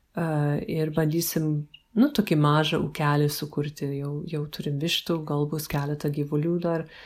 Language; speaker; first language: Lithuanian; early bilingual, heritage; Lithuanian